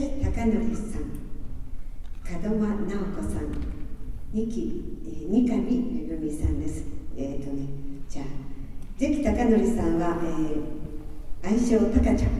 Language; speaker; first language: Japanese; native; Japanese